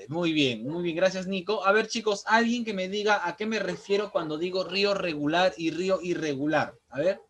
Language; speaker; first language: Spanish; native; Spanish